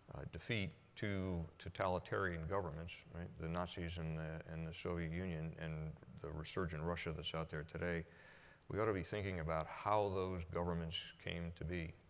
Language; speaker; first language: English; native; English